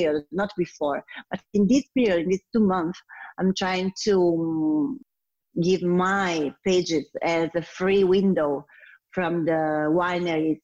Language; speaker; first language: English; non-native, learner; Italian